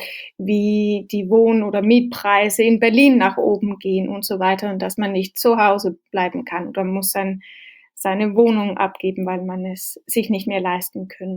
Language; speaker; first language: German; non-native, fluent; Danish